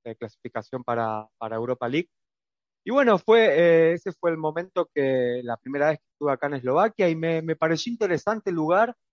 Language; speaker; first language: Spanish; native; Spanish